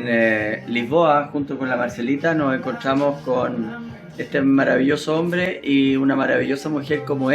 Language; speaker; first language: Spanish; native; Spanish